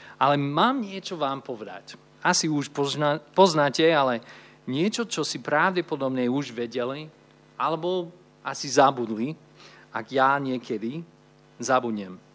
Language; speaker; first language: Slovak; non-native, fluent; English